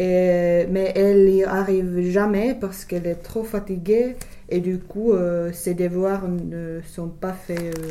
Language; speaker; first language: French; non-native, learner; English